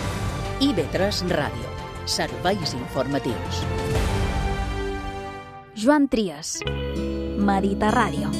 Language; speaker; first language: Catalan; native; Catalan